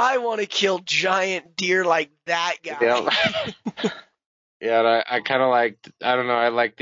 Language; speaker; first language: English; native; English